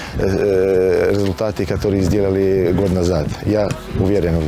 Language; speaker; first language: Russian; non-native, learner; Croatian